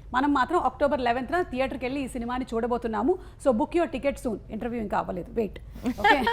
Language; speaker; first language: Telugu; non-native, local second language; Malayalam